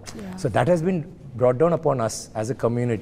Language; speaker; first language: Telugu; non-native, learner; Tamil